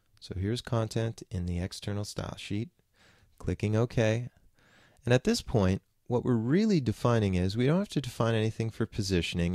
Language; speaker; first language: English; native; English